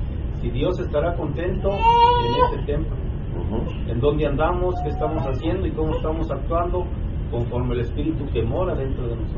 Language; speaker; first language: Spanish; native; Spanish